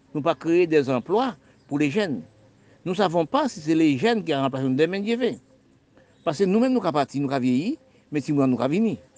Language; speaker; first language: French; non-native, local second language; Haitian Creole